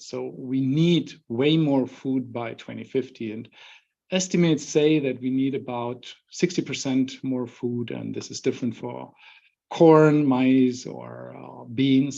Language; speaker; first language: English; non-native, fluent; German